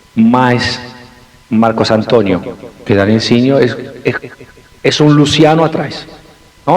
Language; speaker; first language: Portuguese; non-native, fluent; Spanish